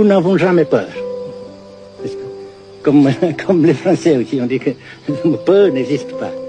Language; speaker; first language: French; non-native, fluent; Vietnamese